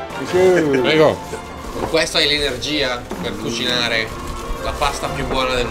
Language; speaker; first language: Italian; native; Italian